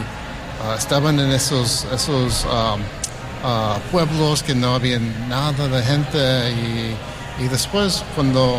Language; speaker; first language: Spanish; early bilingual, heritage; English